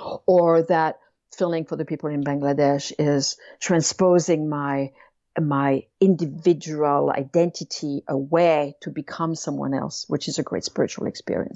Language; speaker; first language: English; non-native, fluent; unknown